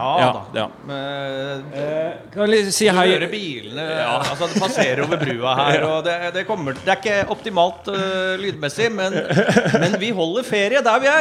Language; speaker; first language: Norwegian; native; Norwegian